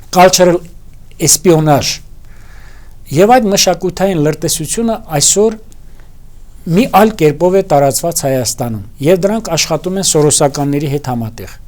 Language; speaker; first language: Armenian; native; Armenian